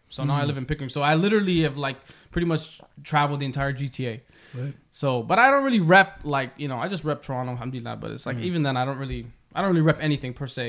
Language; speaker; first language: English; native; English